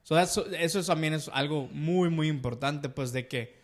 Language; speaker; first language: Spanish; early bilingual, heritage; Spanish